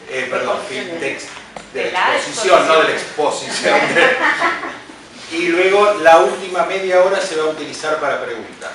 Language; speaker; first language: Spanish; native; Spanish